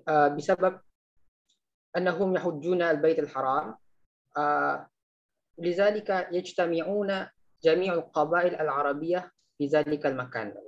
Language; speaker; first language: Arabic; non-native, learner; Malay